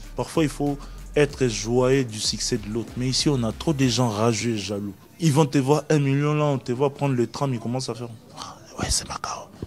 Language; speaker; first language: French; non-native, local second language; Lingala